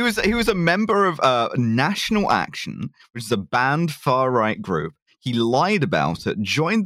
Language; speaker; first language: English; native; English